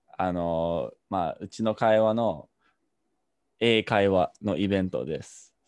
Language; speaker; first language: Japanese; non-native, fluent; English